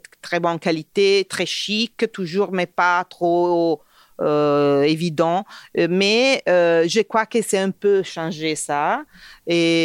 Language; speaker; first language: French; non-native, fluent; Italian